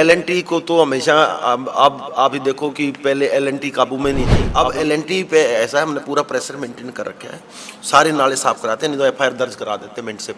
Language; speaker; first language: Hindi; native; Hindi